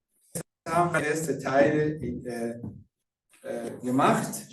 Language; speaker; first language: German; non-native, fluent; Rundi